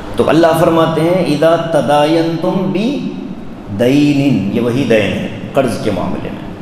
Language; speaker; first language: Urdu; native; Urdu